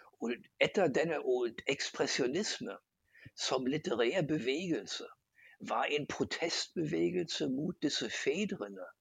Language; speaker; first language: Norwegian; non-native, fluent; German